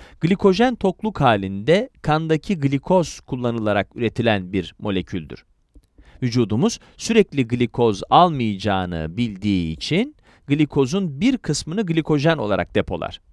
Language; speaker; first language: Turkish; native; Turkish